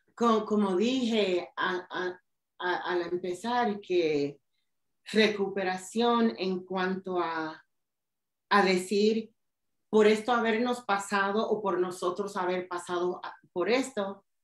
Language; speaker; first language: Spanish; early bilingual, heritage; Spanish